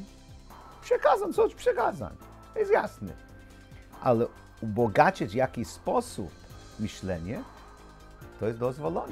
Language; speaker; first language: Polish; non-native, learner; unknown